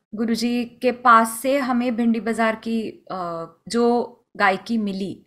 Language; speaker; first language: Hindi; non-native, local second language; Marathi